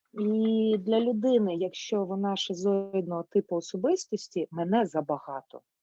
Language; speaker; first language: Ukrainian; non-native, local second language; Russian